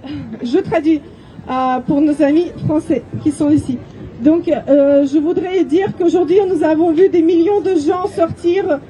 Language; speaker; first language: French; non-native, fluent; Russian